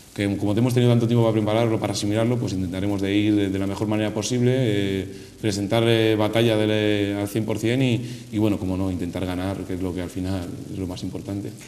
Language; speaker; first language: Spanish; native; Spanish